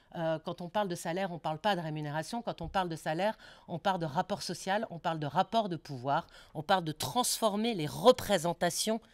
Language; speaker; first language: French; native; French